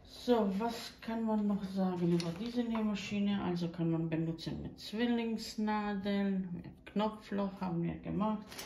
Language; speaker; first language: German; non-native, learner; Croatian